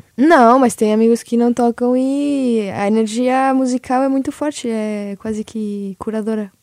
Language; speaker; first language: Portuguese; early bilingual, other home language; Spanish